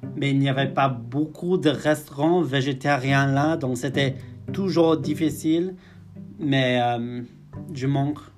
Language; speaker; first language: French; non-native, fluent; English